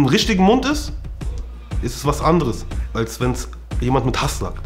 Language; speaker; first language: German; early bilingual, other home language; Arabic